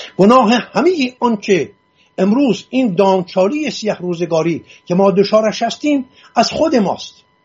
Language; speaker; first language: Persian; non-native, local second language; Assyrian Neo-Aramaic